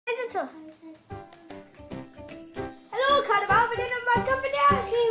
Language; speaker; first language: Welsh; native; Welsh